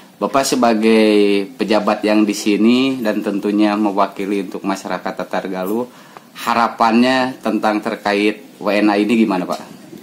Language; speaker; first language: Indonesian; native; Indonesian